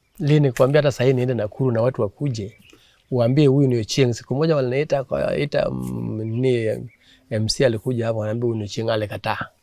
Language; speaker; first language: Swahili; native; Swahili